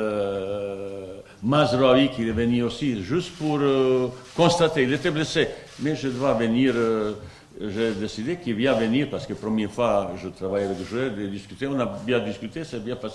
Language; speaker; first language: French; non-native, fluent; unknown